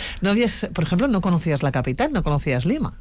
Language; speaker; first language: Spanish; native; Spanish